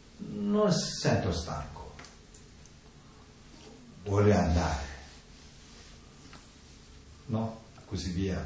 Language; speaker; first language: Italian; non-native, learner; Tibetan